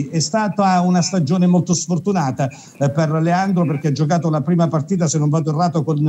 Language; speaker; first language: Italian; native; Italian